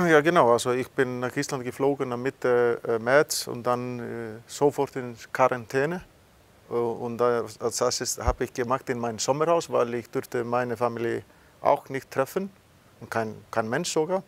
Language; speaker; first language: German; non-native, fluent; Icelandic